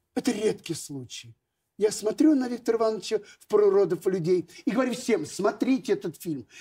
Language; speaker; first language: Russian; native; Russian